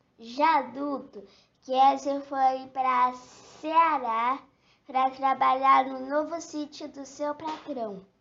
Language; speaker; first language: Portuguese; native; Portuguese